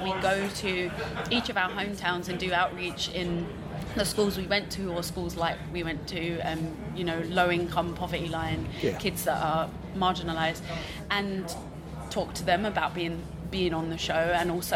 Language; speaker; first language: English; native; English